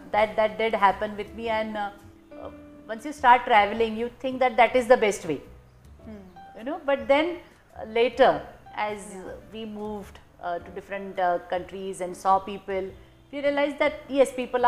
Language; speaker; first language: English; non-native, local second language; Marathi